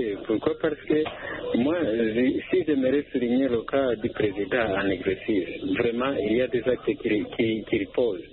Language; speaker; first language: French; non-native, local second language; Rundi